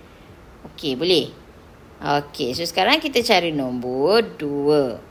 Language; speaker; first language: Malay; native; Malay